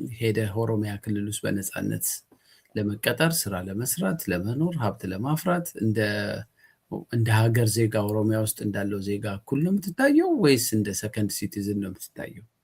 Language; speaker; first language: Amharic; native; Amharic